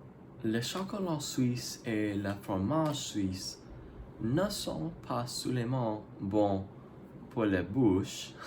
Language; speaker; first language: French; non-native, learner; English